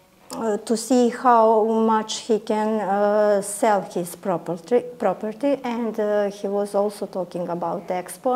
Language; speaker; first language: English; non-native, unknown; Serbian